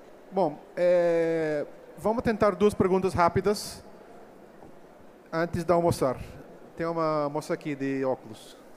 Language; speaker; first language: Portuguese; non-native, fluent; English